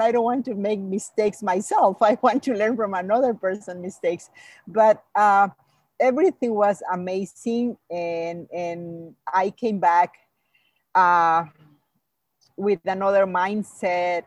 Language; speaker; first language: English; non-native, fluent; Spanish